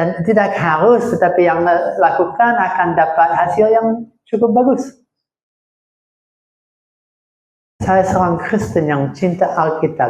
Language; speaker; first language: Indonesian; non-native, fluent; English